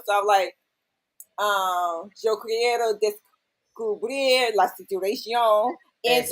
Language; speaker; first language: Spanish; non-native, learner; English